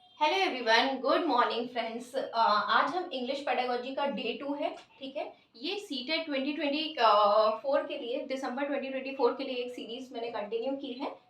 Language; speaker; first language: Hindi; native; Hindi